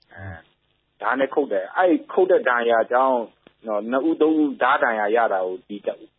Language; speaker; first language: Burmese; non-native, local second language; Shan